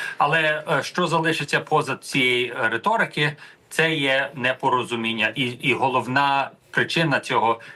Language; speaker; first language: Ukrainian; early bilingual, heritage; Ukrainian